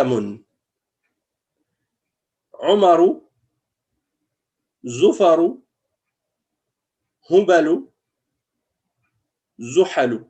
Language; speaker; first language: Arabic; non-native, fluent; French